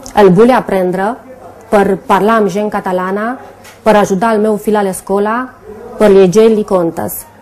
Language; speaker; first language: Catalan; non-native, learner; Romanian